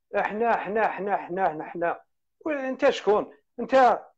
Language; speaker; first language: Arabic; native; Arabic